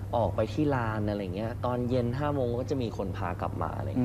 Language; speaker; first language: Thai; native; Thai